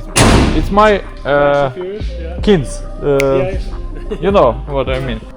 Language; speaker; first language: English; non-native, learner; Ukrainian